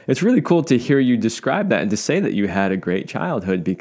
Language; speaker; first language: English; native; English